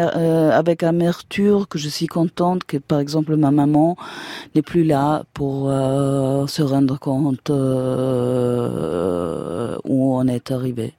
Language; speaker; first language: French; non-native, fluent; German